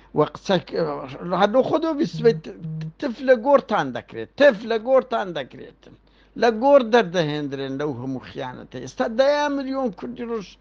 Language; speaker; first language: Central Kurdish; native; Central Kurdish